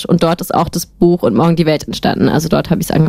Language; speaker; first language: German; native; German